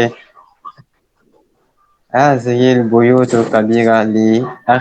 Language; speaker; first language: Arabic; non-native, learner; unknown